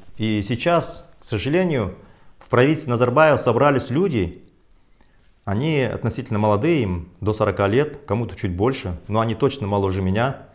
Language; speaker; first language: Russian; non-native, local second language; Kazakh